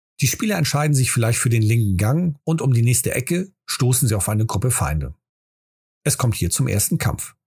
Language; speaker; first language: German; native; German